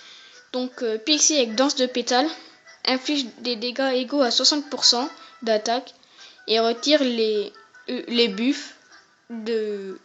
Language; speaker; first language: French; native; French